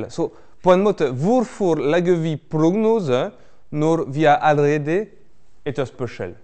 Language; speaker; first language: Norwegian; non-native, fluent; French